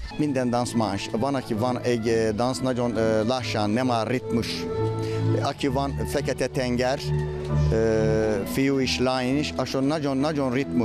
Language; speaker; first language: Hungarian; non-native, learner; Turkish